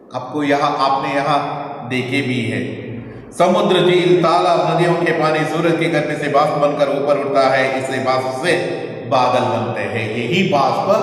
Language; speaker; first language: Hindi; non-native, local second language; Kannada